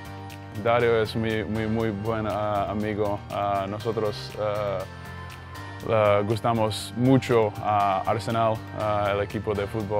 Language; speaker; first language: Spanish; non-native, fluent; Croatian